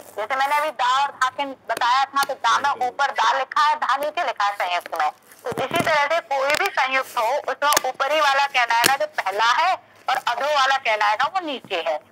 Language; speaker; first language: Hindi; native; Hindi